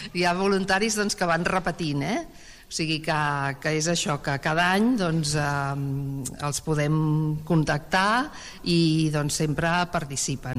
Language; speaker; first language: Catalan; native; Catalan